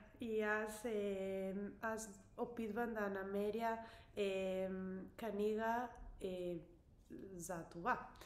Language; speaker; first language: Bulgarian; non-native, learner; English